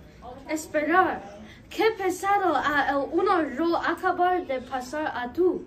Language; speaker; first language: Spanish; non-native, learner; English